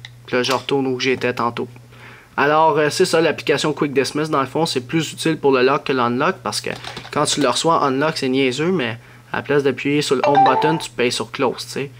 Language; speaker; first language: French; native; French